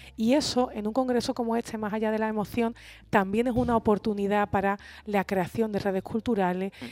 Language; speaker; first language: Spanish; native; Spanish